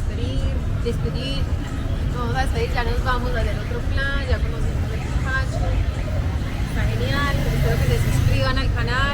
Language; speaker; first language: Spanish; native; Spanish